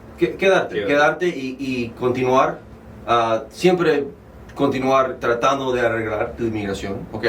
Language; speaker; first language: Spanish; early bilingual, heritage; Spanish